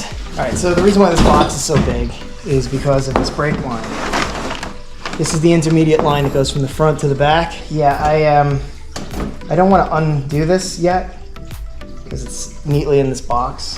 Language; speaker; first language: English; native; English